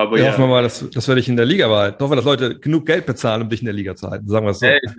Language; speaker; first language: German; native; German